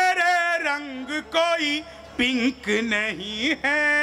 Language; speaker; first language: Hindi; native; Hindi